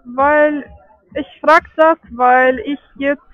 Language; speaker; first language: German; non-native, fluent; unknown